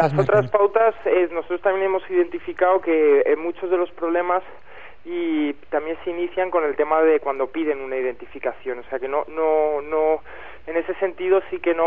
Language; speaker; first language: Spanish; native; Spanish